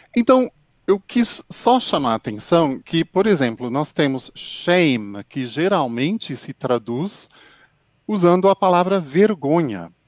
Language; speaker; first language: Portuguese; non-native, fluent; English